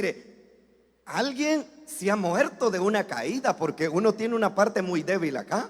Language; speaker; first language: Spanish; native; Spanish